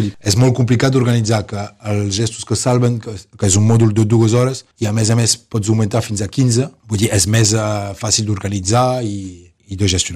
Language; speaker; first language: Catalan; non-native, local second language; French